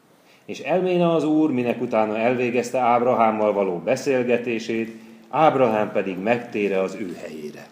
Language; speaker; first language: Hungarian; native; Hungarian